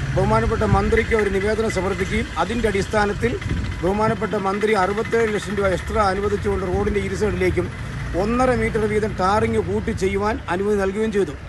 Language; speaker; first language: Malayalam; native; Malayalam